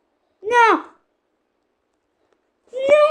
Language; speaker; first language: French; native; French